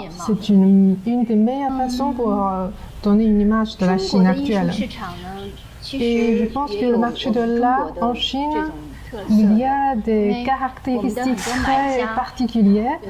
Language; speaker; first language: French; non-native, learner; Chinese